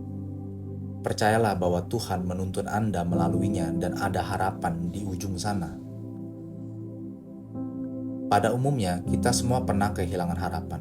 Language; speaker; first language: Indonesian; native; Indonesian